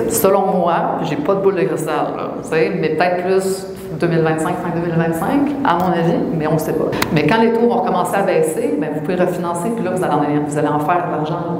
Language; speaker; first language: French; native; French